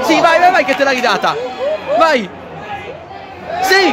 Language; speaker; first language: Italian; native; Italian